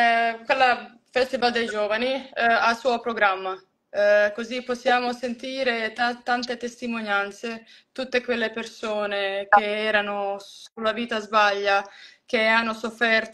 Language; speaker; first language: Italian; non-native, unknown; Croatian